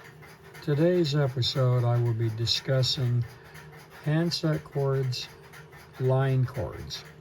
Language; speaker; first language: English; native; English